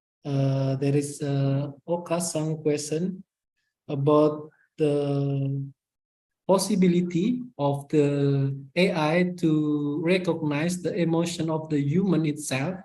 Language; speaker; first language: English; non-native, fluent; Indonesian